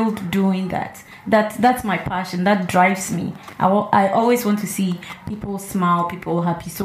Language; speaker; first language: English; non-native, local second language; Ewe